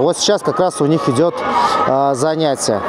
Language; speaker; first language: Russian; native; Russian